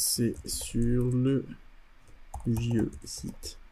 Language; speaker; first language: French; native; French